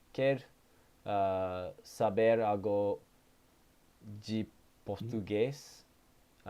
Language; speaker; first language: Portuguese; non-native, learner; English